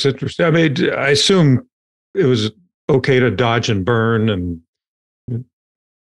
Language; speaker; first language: English; native; English